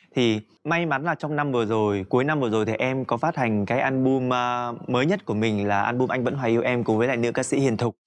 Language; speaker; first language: Vietnamese; native; Vietnamese